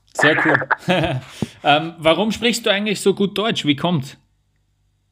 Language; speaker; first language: German; native; German